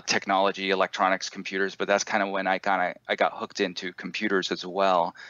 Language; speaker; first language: English; native; English